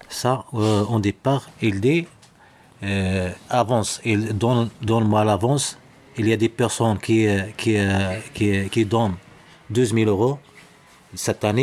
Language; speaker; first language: French; non-native, learner; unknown